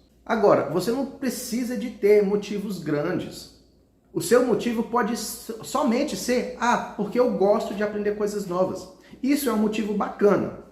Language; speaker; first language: Portuguese; early bilingual, heritage; Portuguese